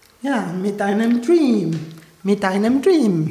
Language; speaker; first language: German; non-native, fluent; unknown